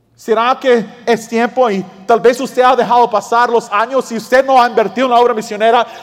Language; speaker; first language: Spanish; early bilingual, heritage; English